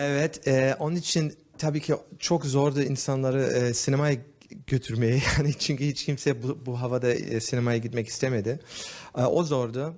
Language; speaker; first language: Turkish; early bilingual, heritage; Turkish